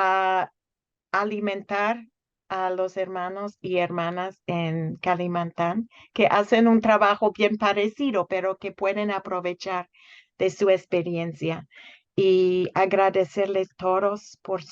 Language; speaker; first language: Spanish; non-native, fluent; English